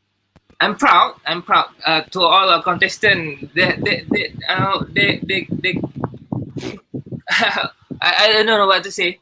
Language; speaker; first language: English; non-native, learner; Malay